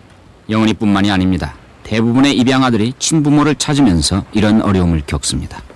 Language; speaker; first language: Korean; native; Korean